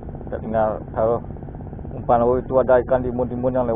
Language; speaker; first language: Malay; non-native, local second language; Balinese